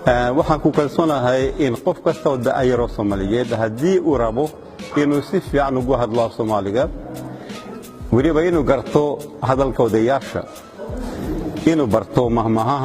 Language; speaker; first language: Somali; non-native, fluent; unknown